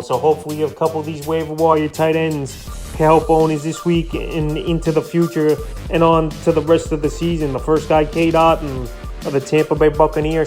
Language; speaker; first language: English; native; English